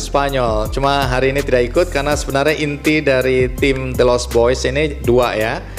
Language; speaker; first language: Indonesian; native; Indonesian